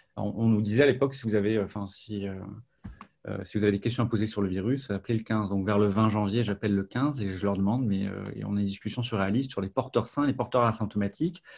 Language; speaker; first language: French; native; French